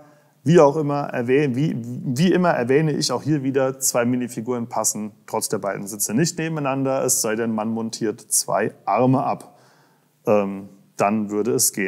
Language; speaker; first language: German; native; German